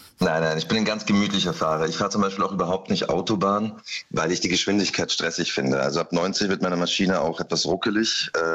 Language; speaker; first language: German; early bilingual, other home language; Polish